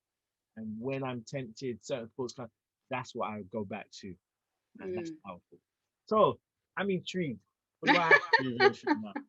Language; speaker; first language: English; native; English